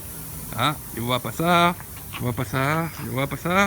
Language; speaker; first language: Spanish; non-native, learner; French